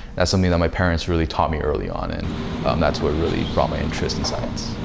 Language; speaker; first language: English; native; English